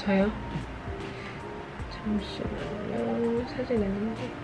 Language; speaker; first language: Korean; non-native, fluent; Indonesian